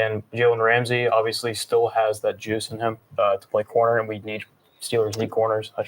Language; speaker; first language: English; native; English